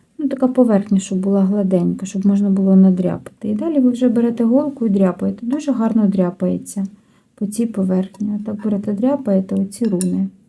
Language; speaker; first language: Ukrainian; non-native, local second language; Russian